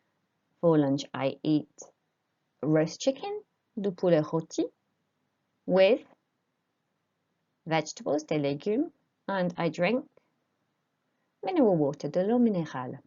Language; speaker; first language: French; non-native, fluent; English